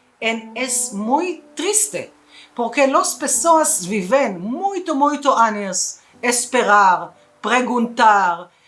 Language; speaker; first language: Portuguese; non-native, learner; Spanish